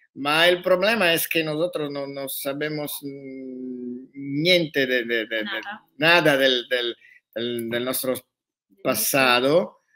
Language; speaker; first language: Spanish; non-native, learner; Italian